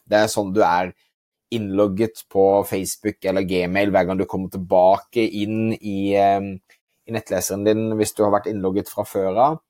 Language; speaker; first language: Norwegian; native; Norwegian